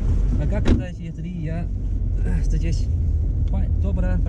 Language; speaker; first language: Russian; non-native, learner; Chinese